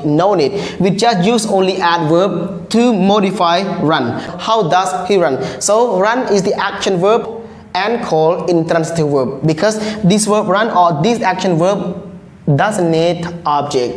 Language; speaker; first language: English; non-native, learner; Khmer